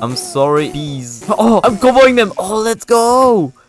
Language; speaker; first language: English; non-native, fluent; French